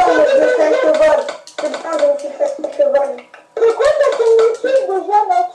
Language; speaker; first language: French; native; French